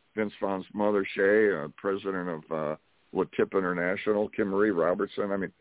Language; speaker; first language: English; native; English